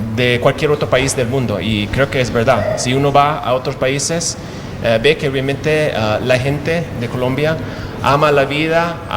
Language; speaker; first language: Spanish; non-native, fluent; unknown